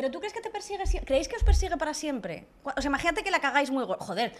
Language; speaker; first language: Spanish; native; Spanish